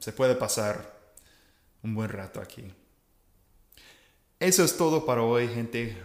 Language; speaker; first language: Spanish; non-native, fluent; English